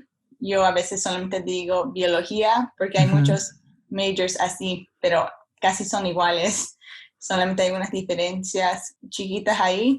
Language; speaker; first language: Spanish; early bilingual, heritage; Spanish